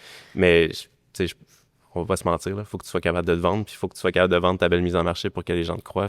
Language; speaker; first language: French; native; French